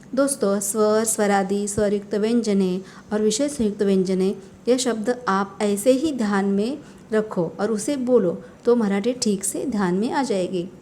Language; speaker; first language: Hindi; non-native, local second language; Marathi